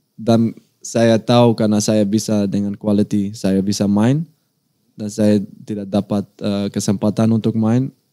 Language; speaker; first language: Indonesian; non-native, learner; Dutch